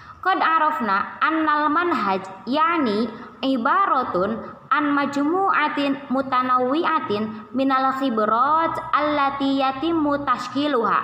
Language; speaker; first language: Arabic; non-native, learner; Indonesian